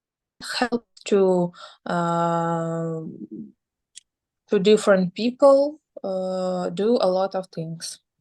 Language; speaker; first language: English; non-native, learner; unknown